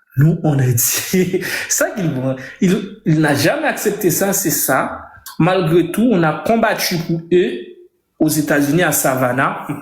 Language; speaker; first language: French; non-native, local second language; Haitian Creole